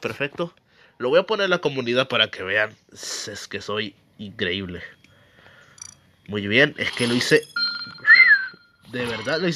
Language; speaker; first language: Spanish; native; Spanish